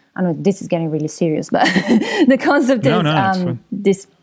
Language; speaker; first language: English; non-native, fluent; Italian